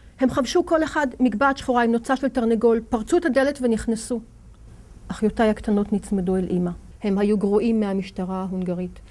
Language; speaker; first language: Hebrew; native; Hebrew